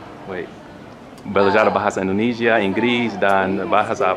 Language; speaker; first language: Indonesian; non-native, learner; English